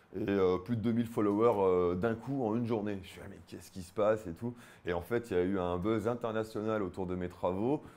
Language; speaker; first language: French; native; French